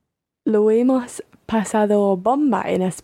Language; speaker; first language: Spanish; non-native, learner; English